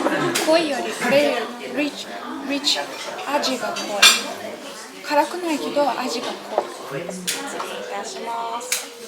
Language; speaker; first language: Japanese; non-native, fluent; Russian